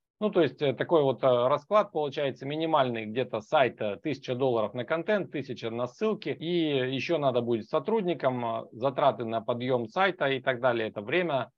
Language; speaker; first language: Russian; native; Russian